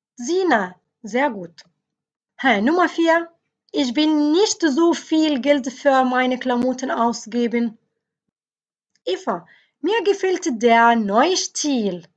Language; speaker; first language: German; non-native, fluent; Arabic